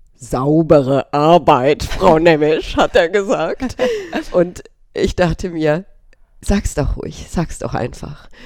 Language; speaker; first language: German; early bilingual, other home language; Romanian